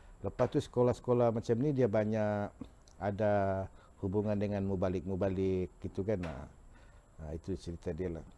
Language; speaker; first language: Malay; non-native, local second language; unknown